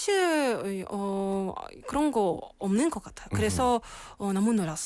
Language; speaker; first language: Korean; non-native, learner; Russian